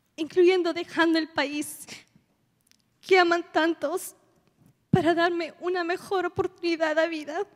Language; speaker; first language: Spanish; early bilingual, heritage; Spanish